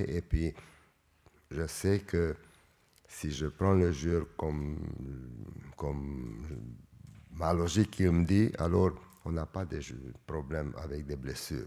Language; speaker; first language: French; non-native, fluent; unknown